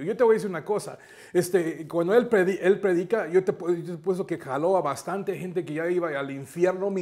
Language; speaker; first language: Spanish; native; Spanish